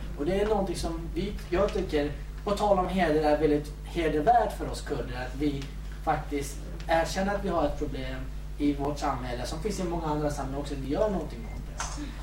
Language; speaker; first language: Swedish; early bilingual, other home language; Kurdish